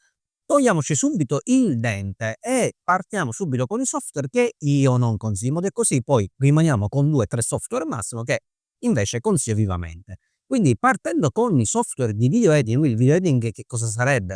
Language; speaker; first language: Italian; native; Italian